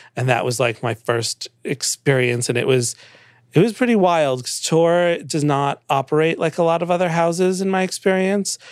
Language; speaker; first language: English; native; English